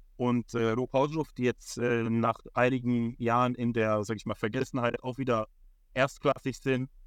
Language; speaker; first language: German; early bilingual, other home language; Polish